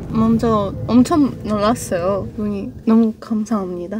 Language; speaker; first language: Korean; non-native, learner; Russian